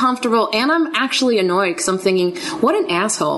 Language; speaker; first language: English; native; English